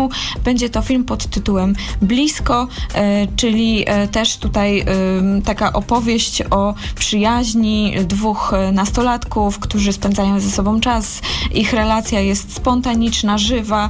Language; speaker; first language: Polish; native; Polish